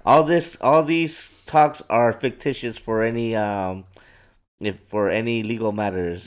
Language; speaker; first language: English; early bilingual, other home language; Spanish